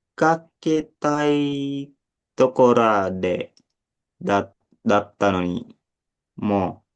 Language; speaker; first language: Japanese; non-native, learner; Indonesian